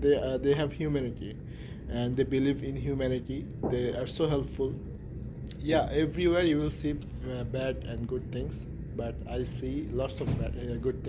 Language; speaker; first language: English; non-native, fluent; Bangla